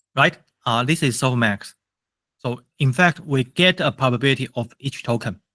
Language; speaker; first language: English; non-native, fluent; Chinese